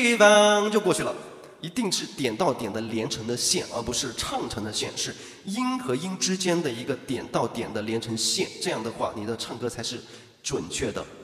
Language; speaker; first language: Chinese; native; Chinese